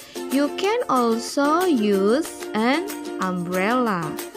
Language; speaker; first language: English; non-native, fluent; Indonesian